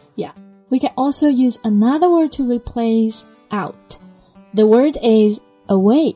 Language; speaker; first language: English; non-native, fluent; Chinese